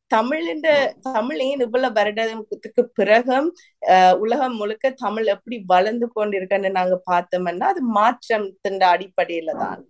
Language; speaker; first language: Tamil; early bilingual, heritage; Tamil